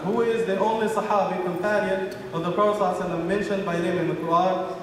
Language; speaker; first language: English; non-native, fluent; Arabic